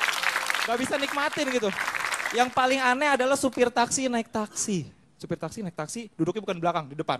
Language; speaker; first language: Indonesian; native; Indonesian